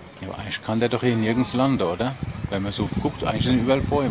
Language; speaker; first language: German; native; German